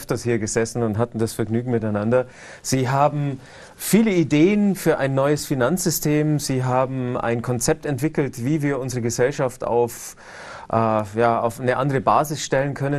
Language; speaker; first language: German; native; German